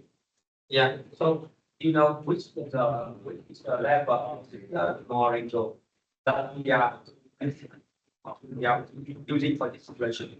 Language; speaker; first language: English; non-native, learner; Vietnamese